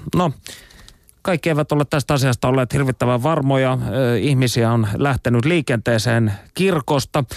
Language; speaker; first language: Finnish; native; Finnish